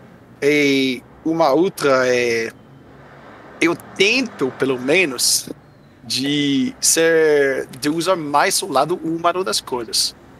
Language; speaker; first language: Portuguese; non-native, fluent; French